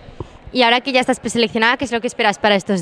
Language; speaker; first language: Spanish; native; Spanish